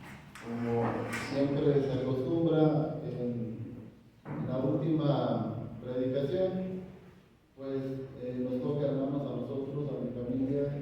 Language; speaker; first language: Spanish; native; Spanish